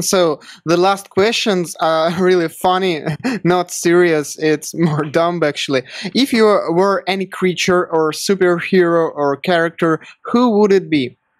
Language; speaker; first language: English; non-native, learner; Russian